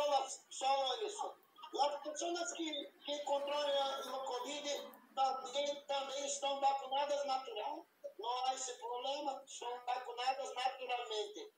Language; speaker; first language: Spanish; non-native, learner; Portuguese